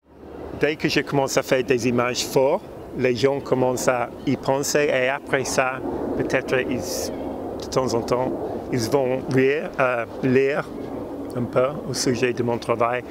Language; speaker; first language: French; non-native, fluent; English